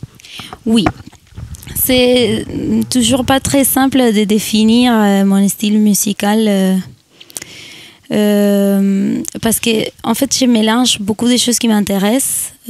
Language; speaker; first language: French; non-native, fluent; Spanish